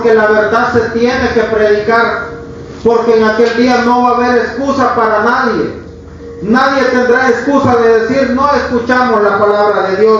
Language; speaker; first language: Spanish; native; Spanish